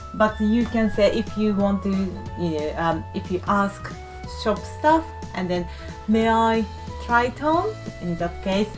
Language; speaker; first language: English; non-native, fluent; Japanese